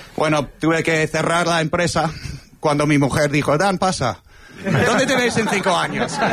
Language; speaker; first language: Spanish; non-native, fluent; English